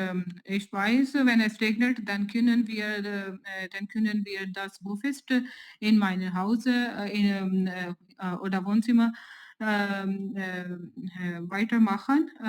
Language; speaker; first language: German; non-native, learner; Urdu